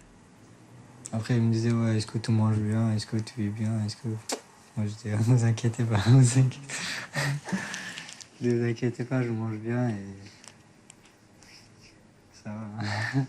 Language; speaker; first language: French; non-native, fluent; Persian